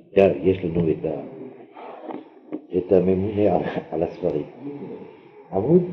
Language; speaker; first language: Hebrew; non-native, fluent; French